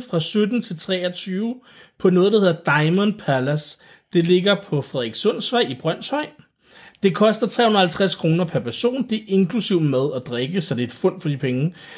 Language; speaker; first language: Danish; native; Danish